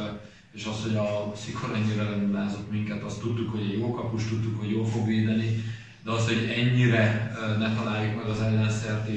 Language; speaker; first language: Hungarian; native; Hungarian